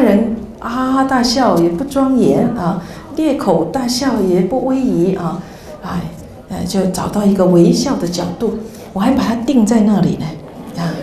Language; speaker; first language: Chinese; native; Chinese